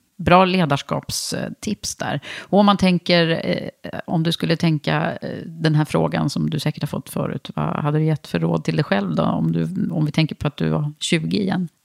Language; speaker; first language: Swedish; native; Swedish